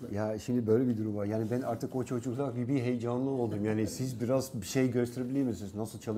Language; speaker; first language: Turkish; non-native, fluent; Dutch